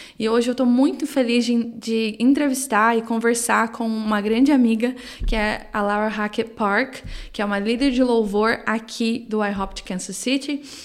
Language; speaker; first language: Portuguese; native; Portuguese